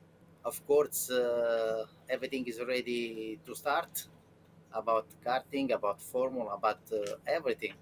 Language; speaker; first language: English; non-native, learner; Italian